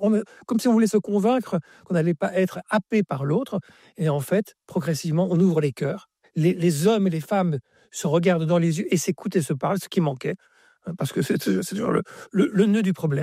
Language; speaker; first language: French; native; French